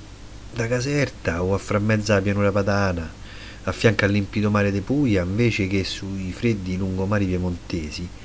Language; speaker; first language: Italian; native; Italian